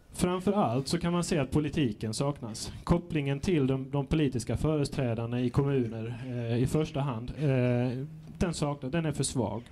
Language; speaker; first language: Swedish; native; Swedish